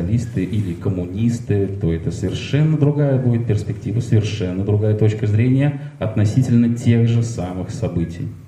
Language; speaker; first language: Russian; native; Russian